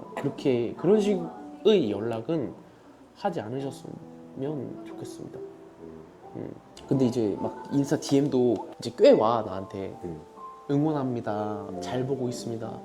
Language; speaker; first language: Korean; native; Korean